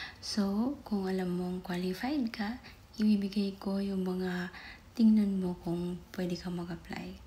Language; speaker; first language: Filipino; non-native, local second language; Waray